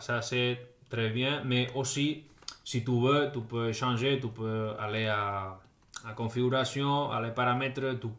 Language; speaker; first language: French; non-native, fluent; Spanish